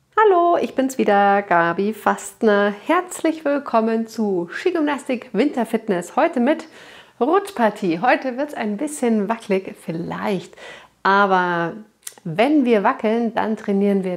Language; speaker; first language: German; native; German